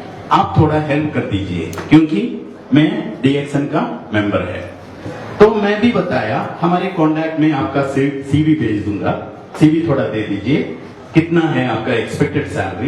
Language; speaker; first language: Hindi; non-native, learner; Nepali